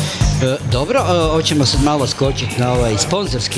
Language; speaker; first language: Croatian; native; Croatian